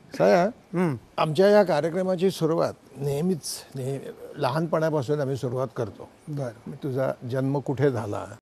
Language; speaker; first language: Marathi; native; Marathi